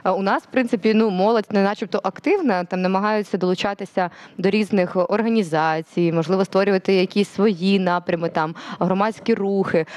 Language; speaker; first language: Ukrainian; native; Ukrainian